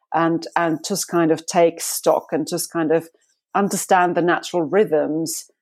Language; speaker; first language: English; non-native, fluent; Finnish